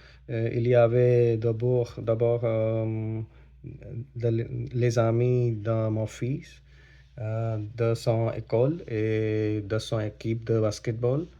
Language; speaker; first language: French; non-native, learner; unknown